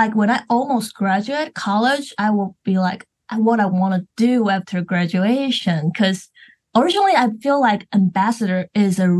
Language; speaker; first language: English; non-native, fluent; Chinese